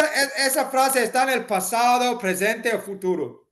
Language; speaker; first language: Spanish; non-native, fluent; English